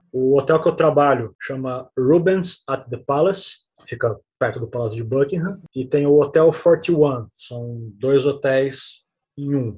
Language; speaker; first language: Portuguese; native; Portuguese